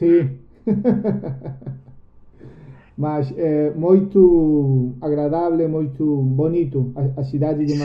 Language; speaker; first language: Portuguese; non-native, learner; Spanish